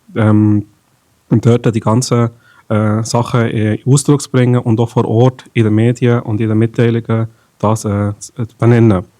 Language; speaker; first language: German; non-native, local second language; Tamil